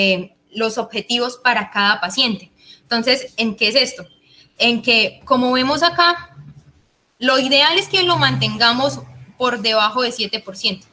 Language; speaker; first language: Spanish; native; Spanish